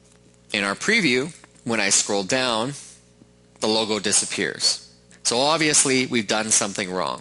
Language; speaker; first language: English; native; English